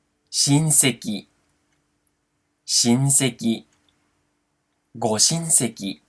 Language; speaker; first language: Japanese; non-native, fluent; Portuguese